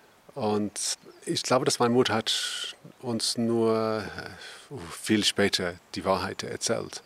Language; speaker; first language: German; non-native, fluent; English